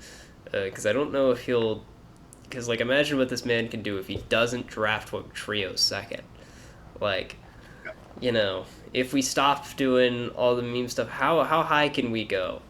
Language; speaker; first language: English; native; English